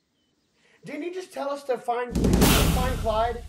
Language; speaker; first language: English; native; English